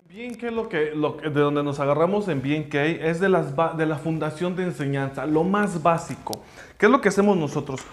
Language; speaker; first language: Spanish; non-native, fluent; English